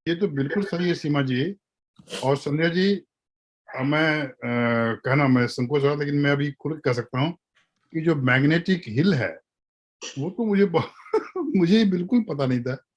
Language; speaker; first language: Hindi; native; Hindi